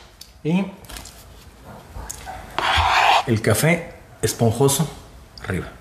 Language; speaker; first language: Spanish; native; Spanish